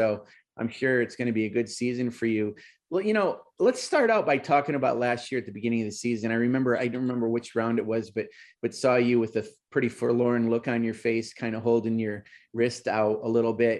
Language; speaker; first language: English; native; English